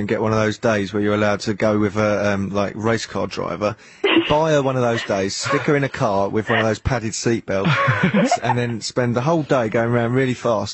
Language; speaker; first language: English; native; English